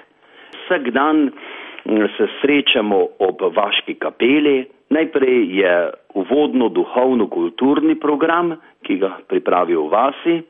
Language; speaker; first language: Slovenian; native; Slovenian